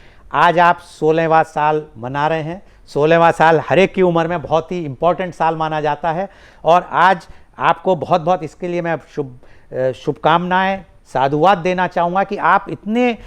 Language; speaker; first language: Hindi; native; Hindi